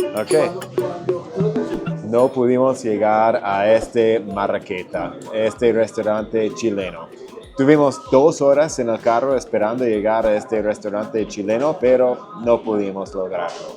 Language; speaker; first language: Spanish; non-native, fluent; English